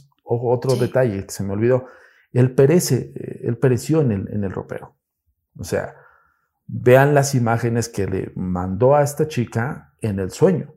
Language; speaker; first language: Spanish; native; Spanish